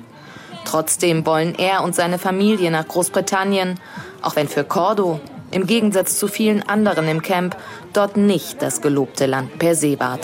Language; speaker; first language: German; native; German